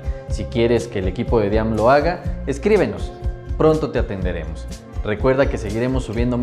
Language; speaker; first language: Spanish; native; Spanish